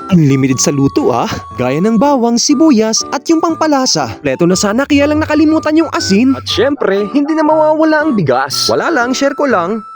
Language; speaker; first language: Filipino; non-native, local second language; Bikol